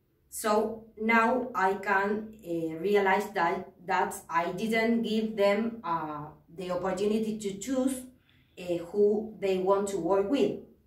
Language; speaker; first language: English; non-native, fluent; Spanish